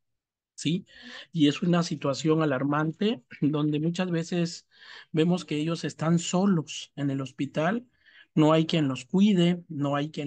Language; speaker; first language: Spanish; native; Spanish